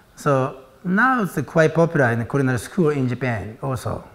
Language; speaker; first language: English; non-native, learner; Japanese